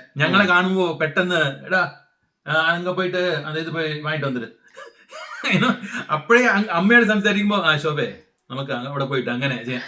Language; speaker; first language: Malayalam; early bilingual, heritage; Malayalam